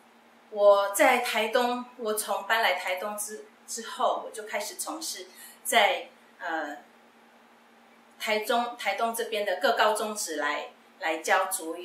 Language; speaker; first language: Chinese; non-native, local second language; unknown